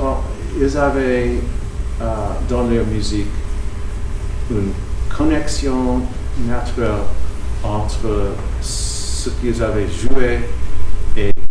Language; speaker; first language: French; non-native, fluent; English